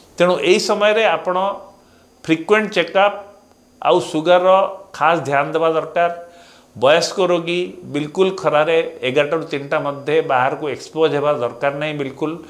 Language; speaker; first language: Odia; non-native, local second language; Hindi